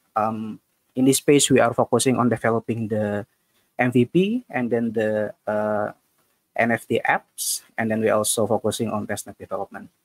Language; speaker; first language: English; non-native, fluent; Indonesian